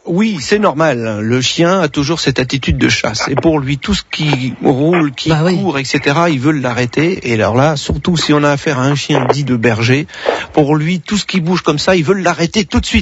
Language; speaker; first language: French; native; French